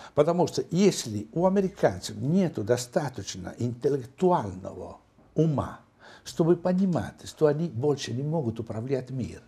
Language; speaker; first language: Russian; non-native, fluent; Italian